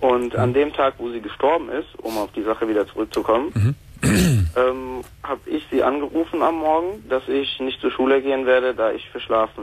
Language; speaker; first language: German; native; German